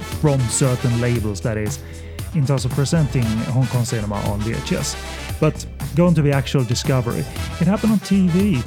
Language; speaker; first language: English; non-native, fluent; Swedish